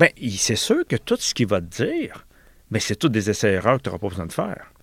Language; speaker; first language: French; native; French